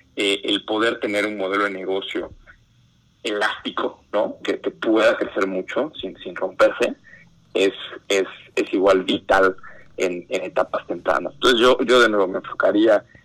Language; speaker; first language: Spanish; native; Spanish